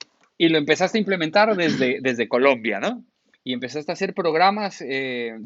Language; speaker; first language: Spanish; native; Spanish